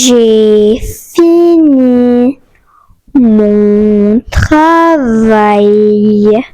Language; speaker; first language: French; non-native, fluent; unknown